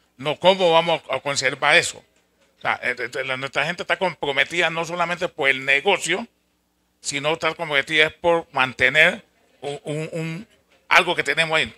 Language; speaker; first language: Spanish; native; Spanish